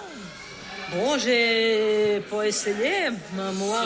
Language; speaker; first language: French; non-native, learner; Portuguese